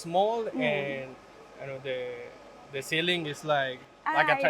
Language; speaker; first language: English; non-native, learner; Spanish